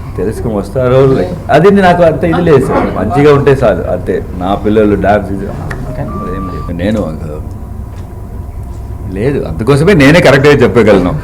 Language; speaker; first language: Telugu; non-native, learner; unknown